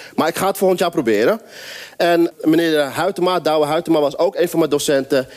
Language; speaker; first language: Dutch; native; Dutch